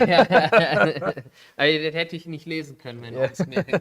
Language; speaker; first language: German; native; German